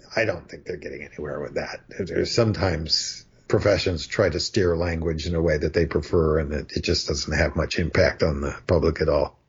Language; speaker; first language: English; native; English